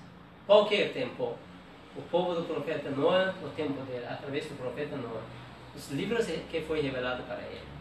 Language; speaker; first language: Portuguese; non-native, learner; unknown